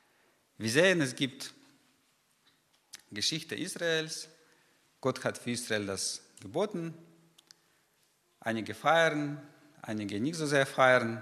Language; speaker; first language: German; non-native, fluent; Ukrainian